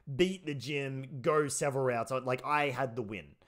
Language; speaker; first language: English; native; English